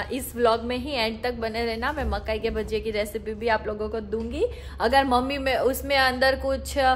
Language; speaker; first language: Hindi; non-native, local second language; Gujarati